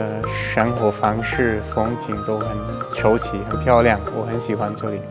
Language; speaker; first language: Chinese; non-native, fluent; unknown